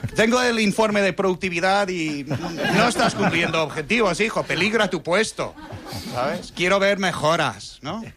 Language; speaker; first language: Spanish; non-native, fluent; English